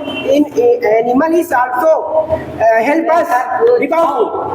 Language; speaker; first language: English; non-native, learner; Hindi